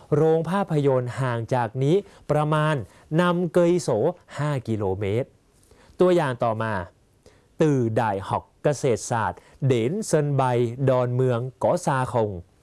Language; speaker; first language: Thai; native; Thai